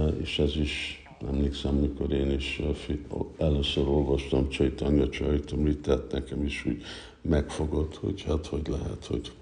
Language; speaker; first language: Hungarian; early bilingual, heritage; Hungarian